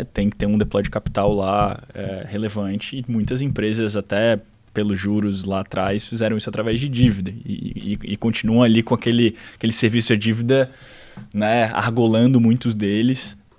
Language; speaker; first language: Portuguese; native; Portuguese